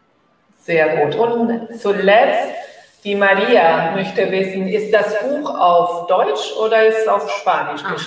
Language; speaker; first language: German; non-native, fluent; Spanish